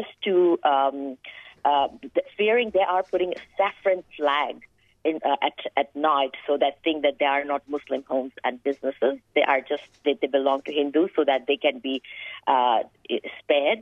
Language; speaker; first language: English; non-native, local second language; Hindi